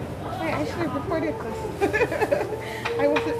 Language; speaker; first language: English; native; English